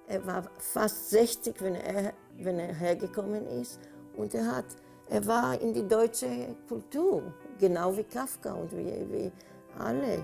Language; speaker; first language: German; early bilingual, heritage; German